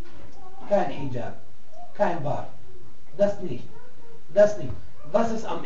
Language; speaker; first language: German; non-native, fluent; Arabic